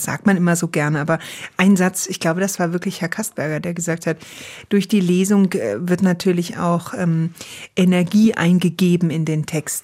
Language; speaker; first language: German; native; German